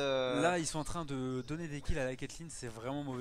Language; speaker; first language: French; native; French